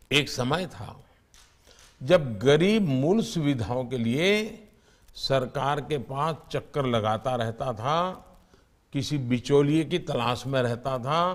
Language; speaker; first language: Hindi; non-native, local second language; Gujarati